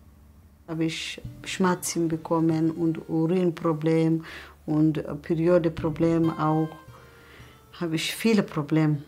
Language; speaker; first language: German; non-native, learner; Somali